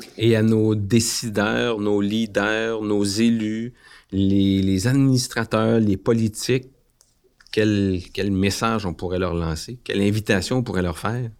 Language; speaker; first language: French; native; French